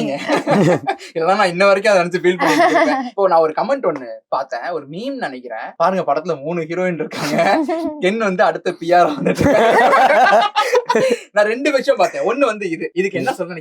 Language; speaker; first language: Tamil; native; Tamil